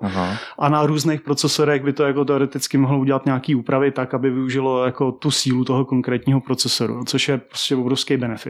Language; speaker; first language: Czech; native; Czech